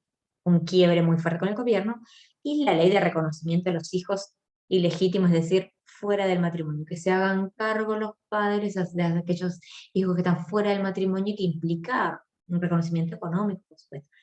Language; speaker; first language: Spanish; native; Spanish